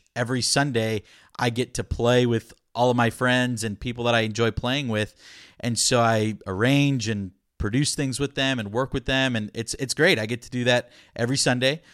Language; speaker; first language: English; early bilingual, other home language; Spanish